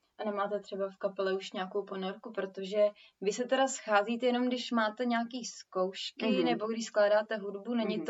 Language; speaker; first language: Czech; native; Czech